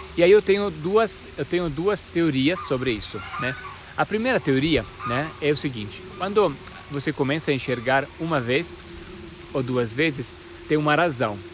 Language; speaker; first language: Portuguese; non-native, fluent; Italian